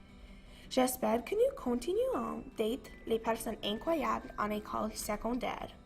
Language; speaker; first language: French; non-native, local second language; English